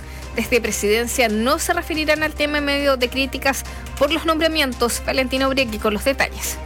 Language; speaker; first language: Spanish; native; Spanish